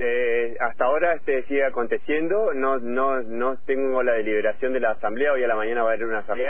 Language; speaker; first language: Spanish; native; Spanish